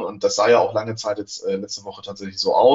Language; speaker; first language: German; native; German